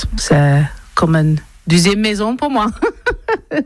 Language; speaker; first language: French; non-native, learner; English